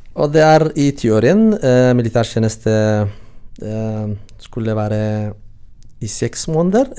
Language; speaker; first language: Norwegian; non-native, learner; Tigrinya